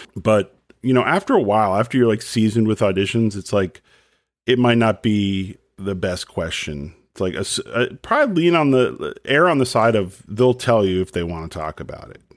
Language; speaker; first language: English; native; English